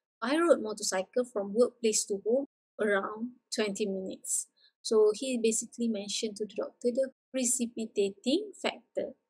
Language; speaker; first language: English; non-native, local second language; Malay